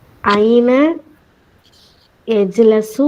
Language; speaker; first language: Arabic; non-native, learner; Tamil